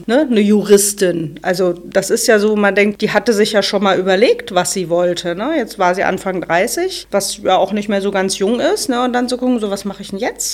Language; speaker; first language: German; native; German